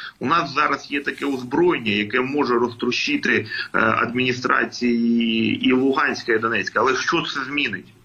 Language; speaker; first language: Ukrainian; native; Ukrainian